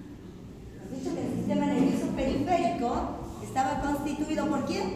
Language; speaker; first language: Spanish; native; Spanish